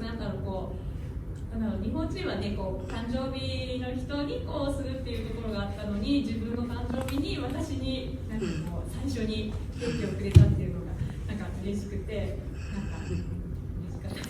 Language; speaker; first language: Japanese; native; Japanese